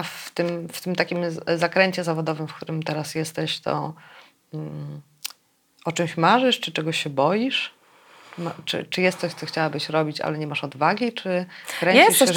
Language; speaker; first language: Polish; native; Polish